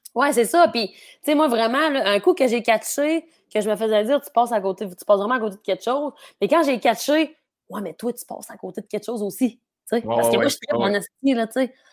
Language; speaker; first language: French; native; French